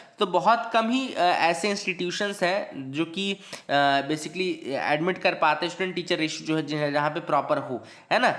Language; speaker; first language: Hindi; native; Hindi